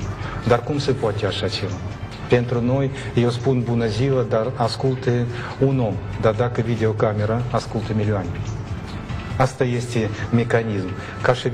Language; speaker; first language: Romanian; non-native, learner; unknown